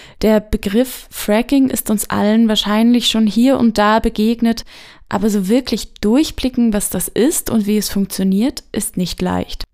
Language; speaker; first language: German; native; German